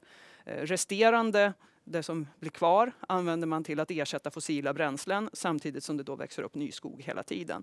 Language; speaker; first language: Swedish; native; Swedish